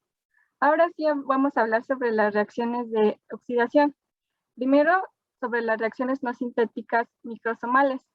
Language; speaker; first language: Spanish; native; Spanish